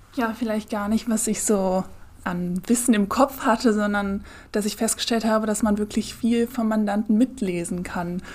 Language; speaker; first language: German; non-native, fluent; Russian